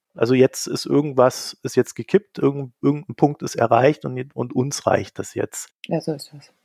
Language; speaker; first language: German; native; German